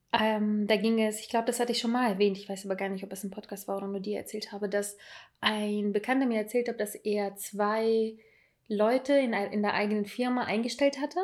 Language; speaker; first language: German; early bilingual, other home language; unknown